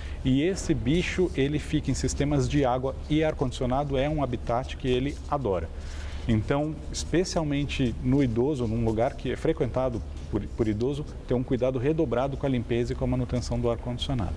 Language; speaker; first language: Portuguese; native; Portuguese